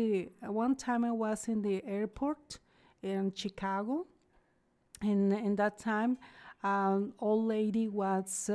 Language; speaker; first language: English; non-native, fluent; Spanish